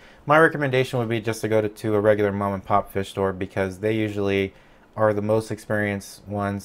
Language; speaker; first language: English; native; English